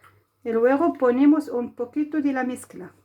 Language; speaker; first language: Spanish; non-native, fluent; Arabic